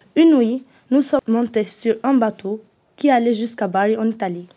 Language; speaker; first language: French; non-native, learner; Albanian